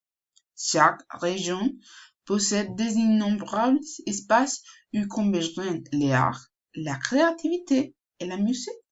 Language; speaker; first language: French; non-native, learner; Spanish